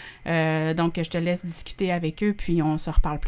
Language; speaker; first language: French; native; French